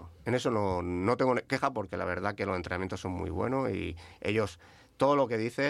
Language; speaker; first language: Spanish; native; Spanish